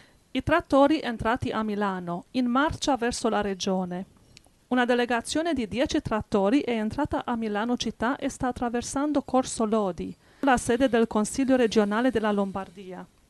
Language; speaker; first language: Italian; native; Italian